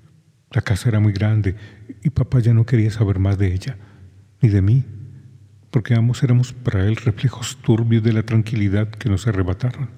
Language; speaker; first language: Spanish; native; Spanish